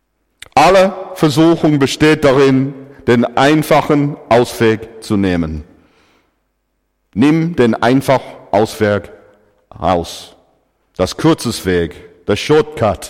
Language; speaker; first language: German; non-native, fluent; English